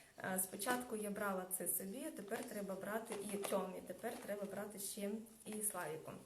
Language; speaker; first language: Ukrainian; non-native, local second language; Russian